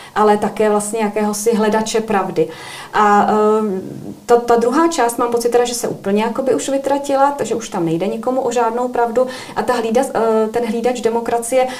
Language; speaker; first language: Czech; native; Czech